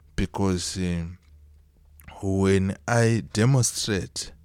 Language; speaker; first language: English; non-native, local second language; Shona